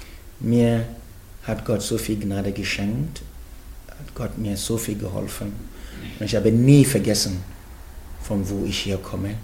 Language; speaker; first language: German; non-native, fluent; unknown